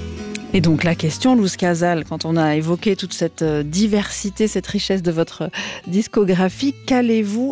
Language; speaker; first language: French; native; French